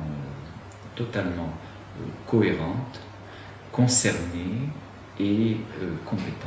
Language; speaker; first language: French; native; French